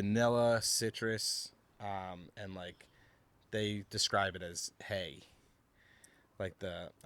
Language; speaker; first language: English; native; English